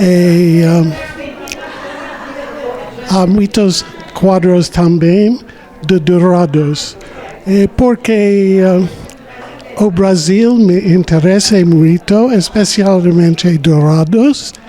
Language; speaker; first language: Portuguese; non-native, learner; English